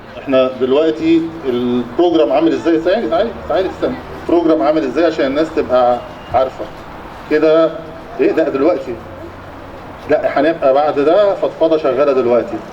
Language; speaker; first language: Egyptian Arabic; native; Egyptian Arabic